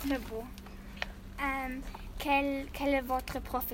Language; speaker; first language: French; non-native, learner; German